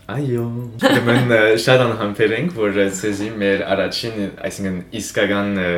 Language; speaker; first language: Armenian; early bilingual, heritage; Armenian